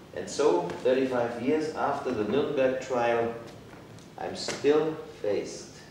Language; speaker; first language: English; non-native, fluent; German